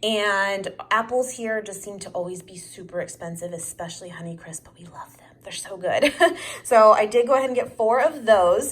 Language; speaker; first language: English; native; English